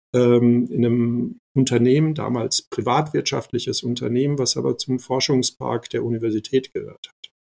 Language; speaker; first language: German; early bilingual, other home language; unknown